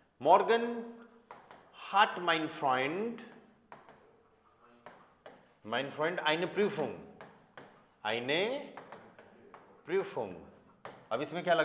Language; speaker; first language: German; non-native, fluent; Hindi